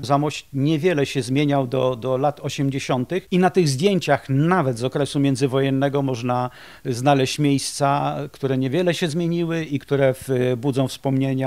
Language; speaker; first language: Polish; native; Polish